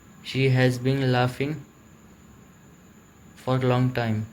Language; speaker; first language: English; non-native, learner; Hindi